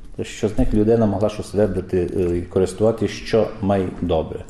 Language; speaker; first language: Ukrainian; early bilingual, heritage; Ukrainian